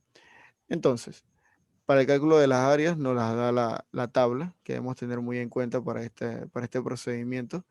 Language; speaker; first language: Spanish; native; Spanish